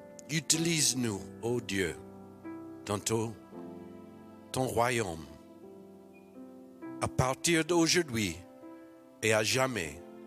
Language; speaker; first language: French; non-native, fluent; English